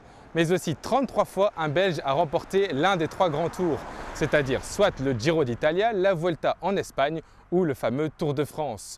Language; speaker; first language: French; native; French